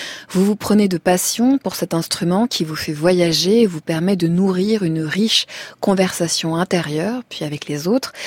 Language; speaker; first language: French; native; French